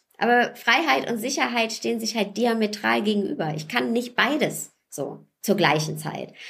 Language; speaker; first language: German; early bilingual, other home language; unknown